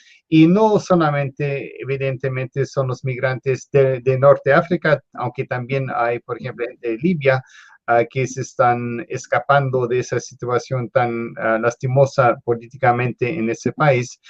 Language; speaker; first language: Spanish; non-native, fluent; English